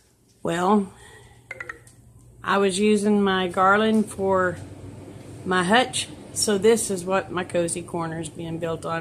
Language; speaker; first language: English; native; English